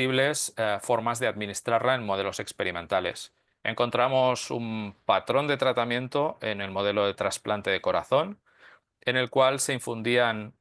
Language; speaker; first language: Spanish; native; Spanish